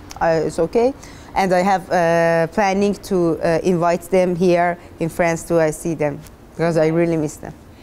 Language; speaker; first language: English; non-native, learner; Persian